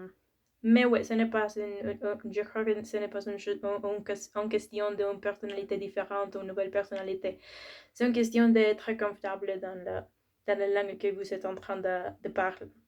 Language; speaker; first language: French; non-native, learner; Spanish